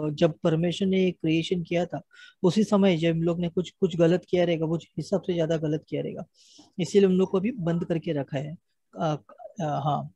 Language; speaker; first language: Hindi; native; Hindi